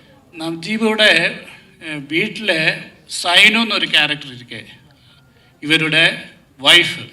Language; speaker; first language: Tamil; non-native, learner; Malayalam